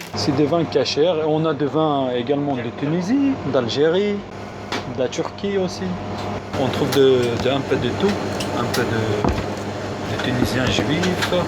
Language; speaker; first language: French; non-native, fluent; Arabic